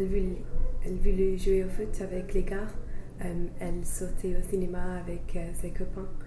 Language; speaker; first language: French; non-native, learner; English